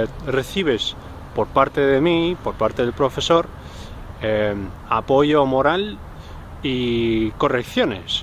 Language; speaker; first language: Spanish; non-native, fluent; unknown